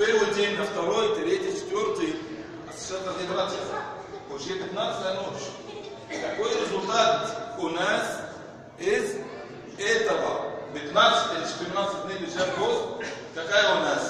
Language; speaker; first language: Russian; non-native, fluent; Arabic